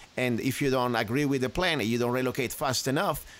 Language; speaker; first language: English; non-native, fluent; Italian